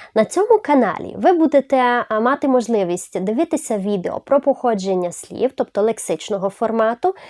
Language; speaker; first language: Ukrainian; non-native, local second language; Hungarian